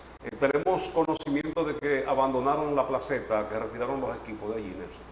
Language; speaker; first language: Spanish; native; Spanish